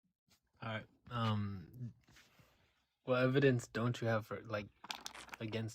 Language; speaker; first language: English; native; English